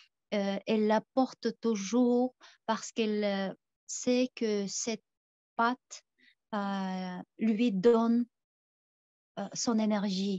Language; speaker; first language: French; non-native, fluent; Tuvinian